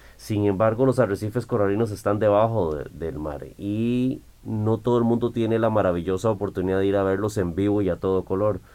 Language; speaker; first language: Spanish; native; Spanish